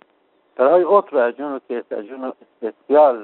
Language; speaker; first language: Spanish; non-native, fluent; Persian